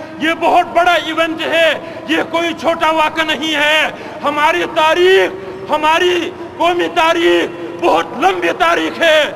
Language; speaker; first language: Urdu; non-native, local second language; Shina